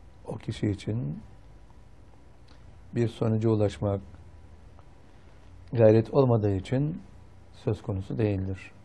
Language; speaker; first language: Turkish; native; Turkish